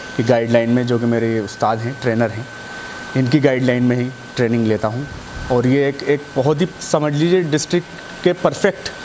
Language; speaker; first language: Hindi; native; Hindi